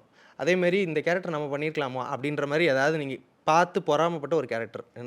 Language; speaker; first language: Tamil; native; Tamil